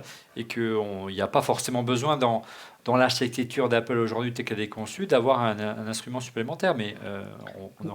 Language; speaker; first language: French; native; French